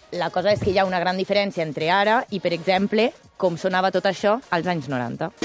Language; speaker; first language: Catalan; native; Catalan